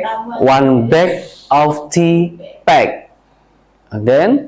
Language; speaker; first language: English; non-native, learner; Indonesian